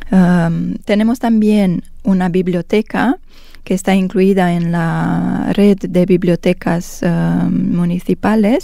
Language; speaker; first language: Spanish; non-native, fluent; Romanian